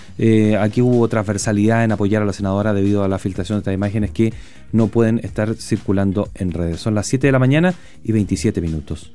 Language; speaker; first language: Spanish; native; Spanish